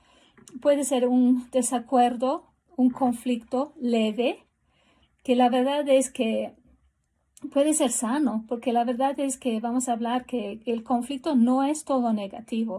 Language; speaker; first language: Spanish; non-native, fluent; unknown